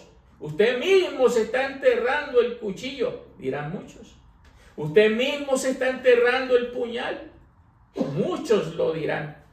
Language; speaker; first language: Spanish; native; Spanish